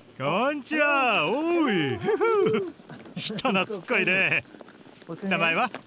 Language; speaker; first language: Japanese; non-native, fluent; English